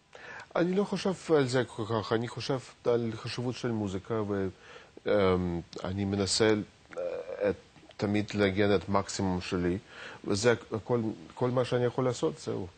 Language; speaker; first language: Hebrew; non-native, fluent; Russian